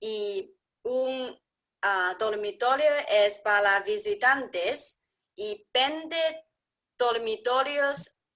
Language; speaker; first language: Spanish; non-native, learner; English